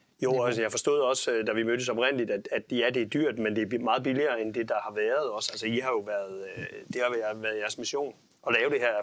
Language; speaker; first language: Danish; native; Danish